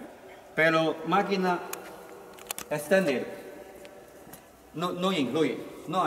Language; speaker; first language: Spanish; non-native, learner; Chinese